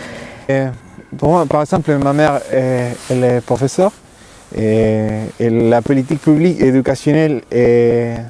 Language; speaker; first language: French; non-native, learner; Spanish